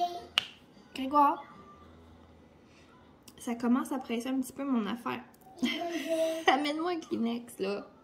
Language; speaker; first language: French; native; French